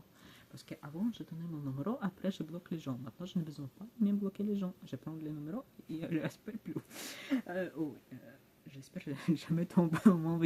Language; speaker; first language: French; non-native, learner; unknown